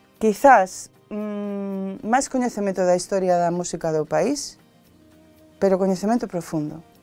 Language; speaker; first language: Galician; native; Galician